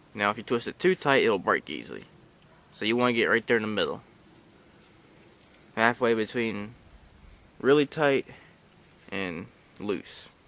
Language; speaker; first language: English; native; English